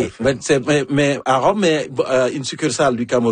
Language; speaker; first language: French; native; French